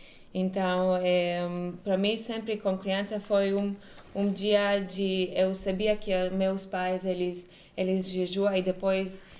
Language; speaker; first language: Portuguese; non-native, fluent; Hebrew